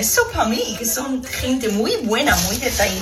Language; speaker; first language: Spanish; non-native, fluent; English